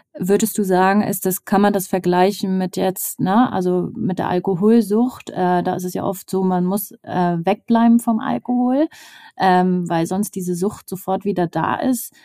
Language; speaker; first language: German; native; German